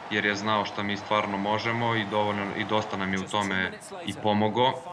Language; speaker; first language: Serbian; early bilingual, heritage; Serbian